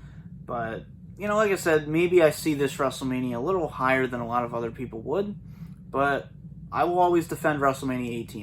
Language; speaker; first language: English; native; English